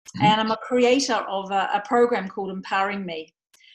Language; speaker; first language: English; native; English